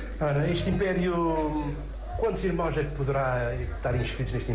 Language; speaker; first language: Portuguese; native; Portuguese